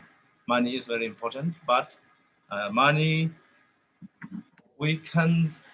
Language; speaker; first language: English; non-native, learner; Tedim Chin